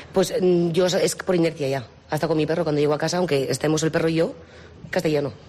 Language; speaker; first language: Spanish; non-native, fluent; Romanian